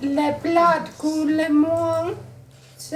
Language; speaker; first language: French; non-native, learner; Spanish